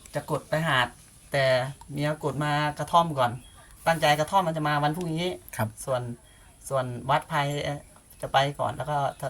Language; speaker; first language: Thai; native; Thai